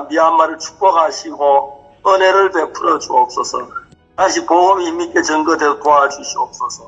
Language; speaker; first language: Korean; non-native, learner; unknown